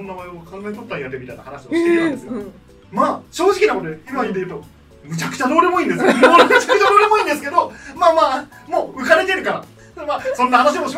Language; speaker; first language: Japanese; native; Japanese